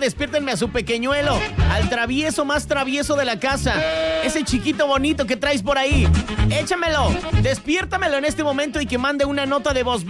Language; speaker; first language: Spanish; native; Spanish